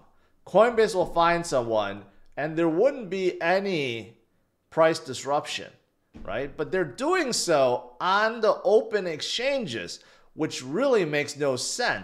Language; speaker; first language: English; native; English